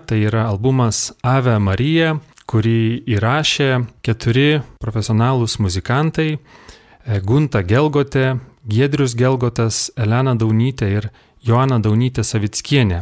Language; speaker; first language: Lithuanian; native; Lithuanian